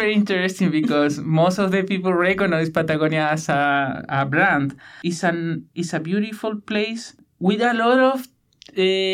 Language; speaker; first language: English; non-native, learner; Spanish